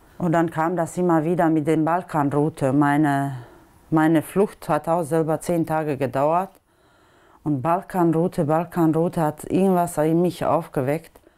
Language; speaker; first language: German; non-native, fluent; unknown